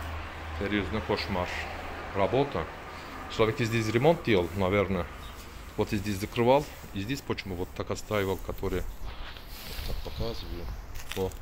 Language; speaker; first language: Russian; non-native, learner; Turkish